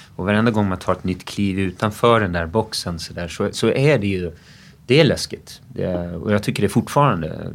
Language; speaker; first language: Swedish; early bilingual, other home language; English